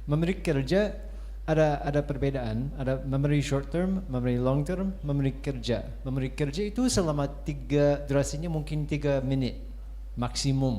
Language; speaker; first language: Indonesian; non-native, fluent; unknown